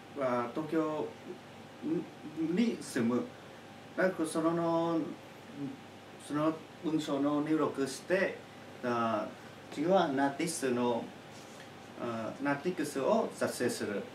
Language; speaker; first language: Japanese; non-native, learner; Chinese